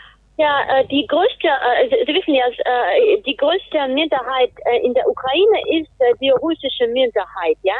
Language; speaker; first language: German; non-native, fluent; Russian